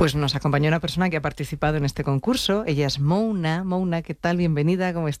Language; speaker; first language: Spanish; native; Spanish